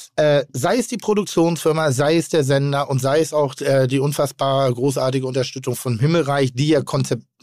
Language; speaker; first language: German; native; German